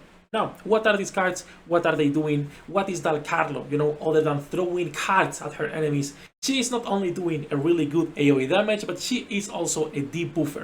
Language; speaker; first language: English; non-native, fluent; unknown